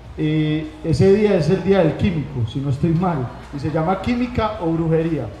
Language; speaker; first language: Spanish; native; Spanish